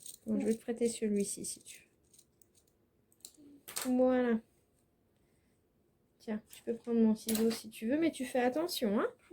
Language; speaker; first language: French; native; French